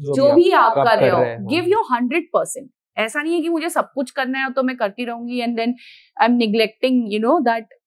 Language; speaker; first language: Hindi; non-native, local second language; Marathi